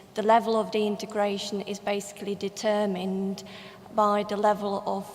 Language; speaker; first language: English; non-native, fluent; Czech